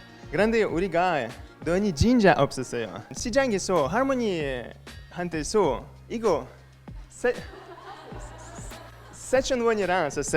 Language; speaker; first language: Korean; non-native, learner; French